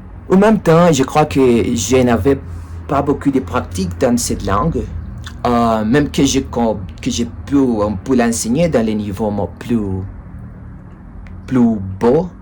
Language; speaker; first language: French; non-native, learner; Spanish